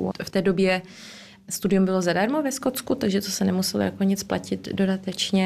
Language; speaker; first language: Czech; early bilingual, heritage; Czech